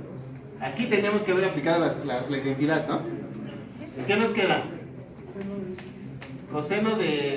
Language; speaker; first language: Spanish; native; Spanish